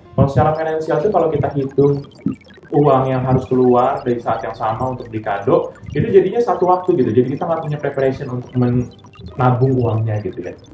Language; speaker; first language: Indonesian; native; Indonesian